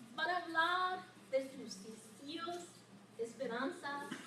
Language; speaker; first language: Spanish; non-native, learner; English